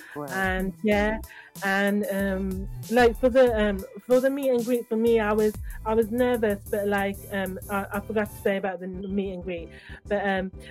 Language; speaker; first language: English; native; English